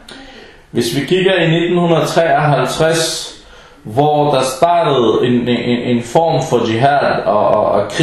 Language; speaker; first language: Danish; early bilingual, other home language; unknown